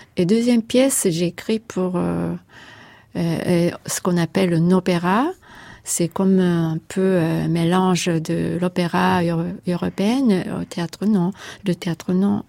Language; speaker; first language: French; non-native, fluent; Japanese